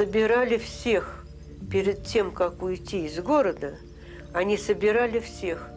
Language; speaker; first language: Russian; native; Russian